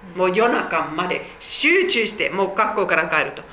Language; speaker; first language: Japanese; non-native, fluent; Finnish